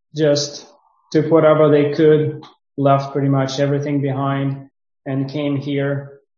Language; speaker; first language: English; non-native, fluent; Ukrainian